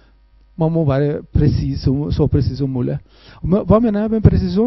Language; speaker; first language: Norwegian; non-native, fluent; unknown